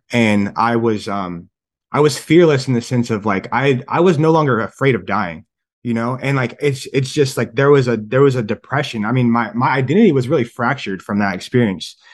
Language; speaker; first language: English; native; English